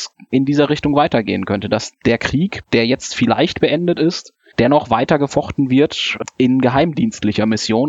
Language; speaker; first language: German; native; German